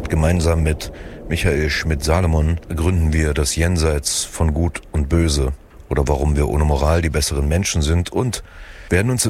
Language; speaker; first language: German; native; German